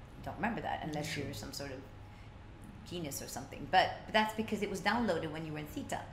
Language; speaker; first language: English; early bilingual, other home language; Swedish